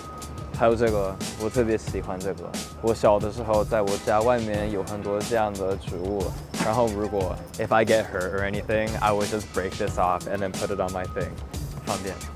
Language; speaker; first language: Chinese; non-native, fluent; English